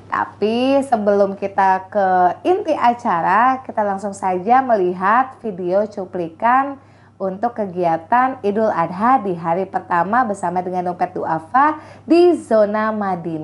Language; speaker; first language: Indonesian; native; Indonesian